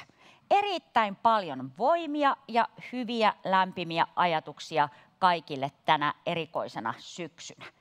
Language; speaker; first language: Finnish; native; Finnish